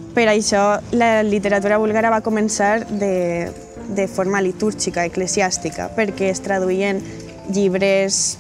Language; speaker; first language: Catalan; non-native, fluent; Bulgarian